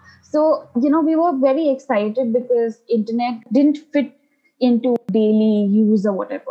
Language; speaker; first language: English; non-native, local second language; Nepali